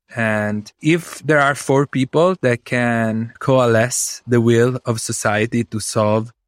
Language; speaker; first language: English; non-native, fluent; Italian